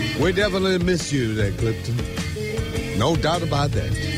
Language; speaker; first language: English; early bilingual, other home language; French